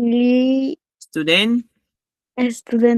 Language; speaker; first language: Italian; non-native, learner; Spanish